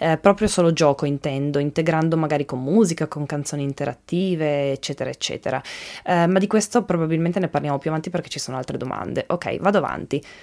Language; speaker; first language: Italian; native; Italian